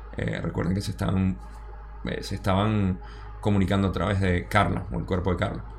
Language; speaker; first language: Spanish; early bilingual, heritage; Spanish